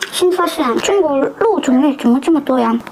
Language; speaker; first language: Chinese; non-native, learner; Korean